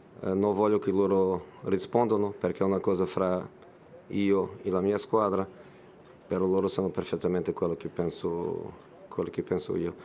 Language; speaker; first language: Italian; non-native, fluent; Portuguese